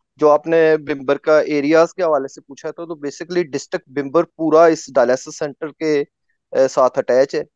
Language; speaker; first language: Urdu; non-native, local second language; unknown